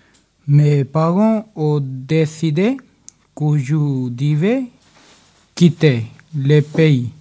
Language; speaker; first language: French; non-native, learner; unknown